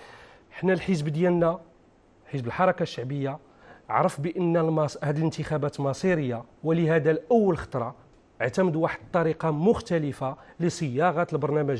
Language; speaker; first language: Arabic; native; Arabic